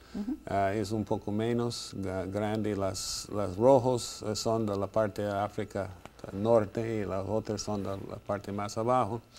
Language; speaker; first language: Spanish; non-native, fluent; English